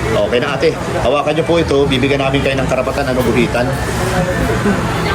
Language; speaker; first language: Filipino; native; Filipino